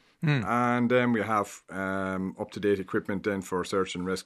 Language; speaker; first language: English; native; English